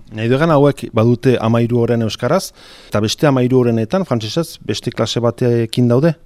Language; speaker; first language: Basque; native; Basque